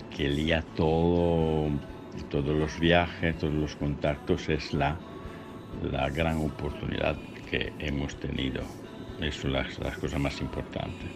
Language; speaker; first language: Spanish; non-native, learner; Italian